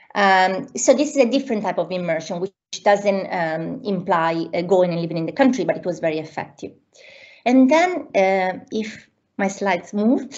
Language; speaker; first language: English; non-native, fluent; Italian